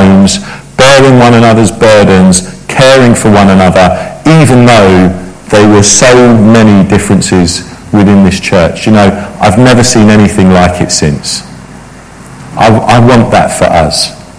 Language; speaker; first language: English; native; English